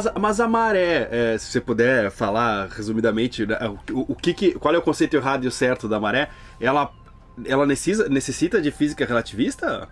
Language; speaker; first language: Portuguese; native; Portuguese